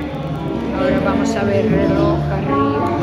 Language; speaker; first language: Spanish; non-native, fluent; Russian